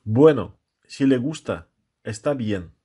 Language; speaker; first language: Spanish; non-native, fluent; Russian